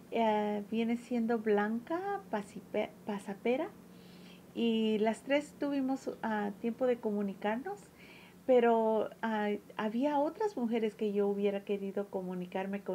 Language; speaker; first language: Spanish; early bilingual, heritage; Spanish